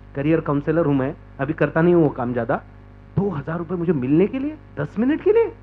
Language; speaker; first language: Hindi; non-native, local second language; Marathi